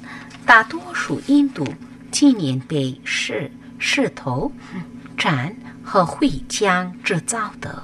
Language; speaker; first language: Chinese; non-native, learner; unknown